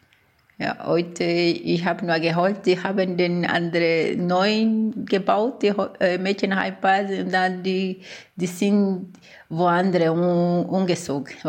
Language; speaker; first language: German; early bilingual, other home language; Portuguese